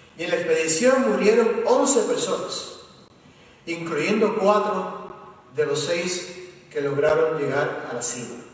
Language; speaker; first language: Spanish; native; Spanish